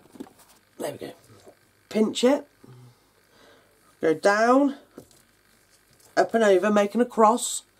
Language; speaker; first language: English; native; English